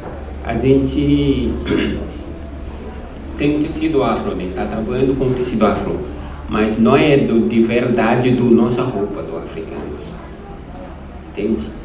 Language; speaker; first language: Portuguese; non-native, learner; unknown